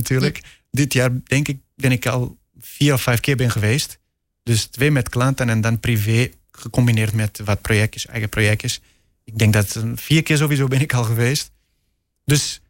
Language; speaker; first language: Dutch; non-native, fluent; Portuguese